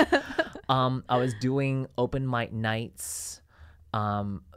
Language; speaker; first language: English; non-native, local second language; Cantonese